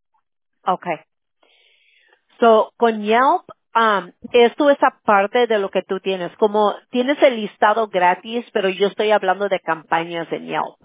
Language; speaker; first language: Spanish; early bilingual, other home language; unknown